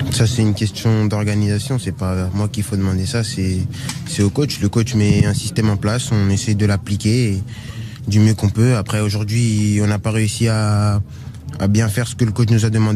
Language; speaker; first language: French; native; French